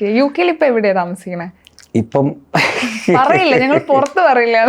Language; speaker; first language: Malayalam; native; Malayalam